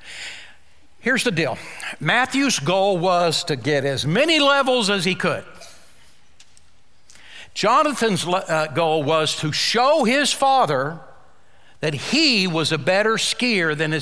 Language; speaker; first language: English; native; English